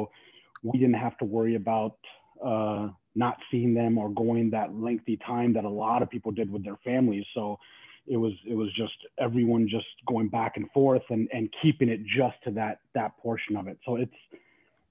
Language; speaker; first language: English; native; English